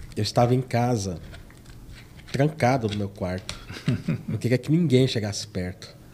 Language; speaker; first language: Portuguese; native; Portuguese